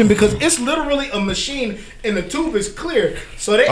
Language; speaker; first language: English; native; English